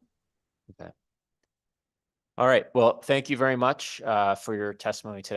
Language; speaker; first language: English; native; English